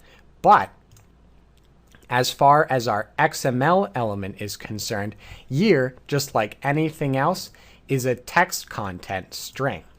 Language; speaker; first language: English; native; English